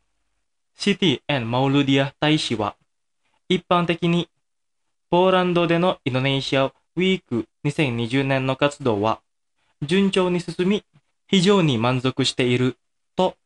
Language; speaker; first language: Japanese; non-native, fluent; Indonesian